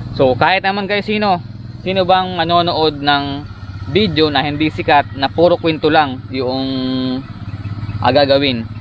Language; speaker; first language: Filipino; native; Filipino